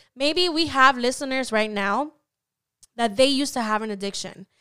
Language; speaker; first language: English; native; English